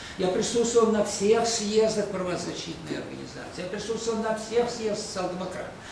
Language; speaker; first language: Russian; native; Russian